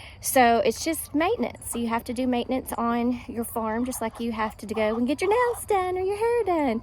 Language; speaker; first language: English; native; English